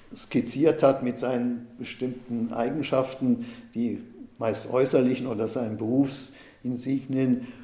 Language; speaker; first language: German; native; German